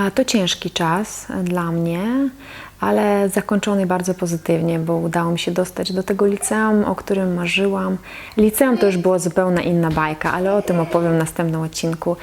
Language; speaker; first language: Polish; non-native, fluent; Russian